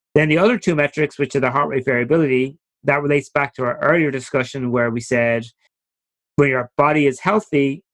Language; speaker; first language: English; native; English